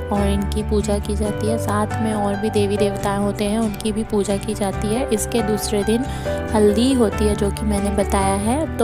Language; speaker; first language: Hindi; non-native, local second language; Bangla